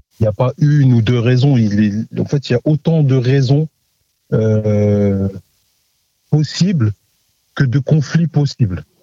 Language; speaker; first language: French; native; French